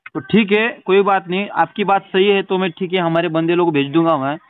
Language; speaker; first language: Hindi; non-native, local second language; Marathi